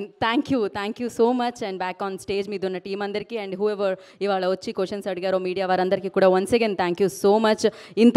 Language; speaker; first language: Telugu; native; Telugu